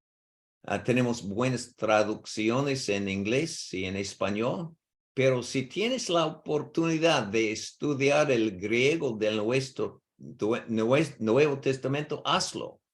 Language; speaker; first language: Spanish; non-native, learner; English